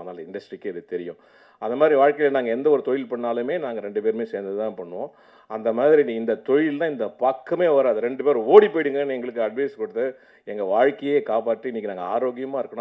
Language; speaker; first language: Tamil; native; Tamil